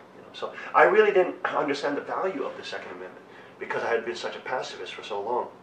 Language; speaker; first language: English; native; English